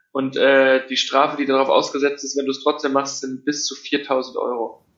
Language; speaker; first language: German; native; German